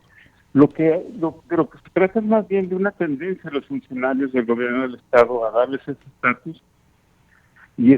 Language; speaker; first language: Spanish; native; Spanish